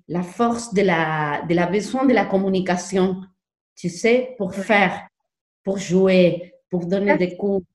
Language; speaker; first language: French; non-native, learner; Spanish